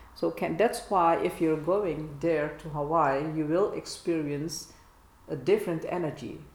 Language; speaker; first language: English; non-native, fluent; Dutch